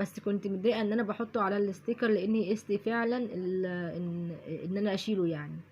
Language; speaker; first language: Arabic; native; Arabic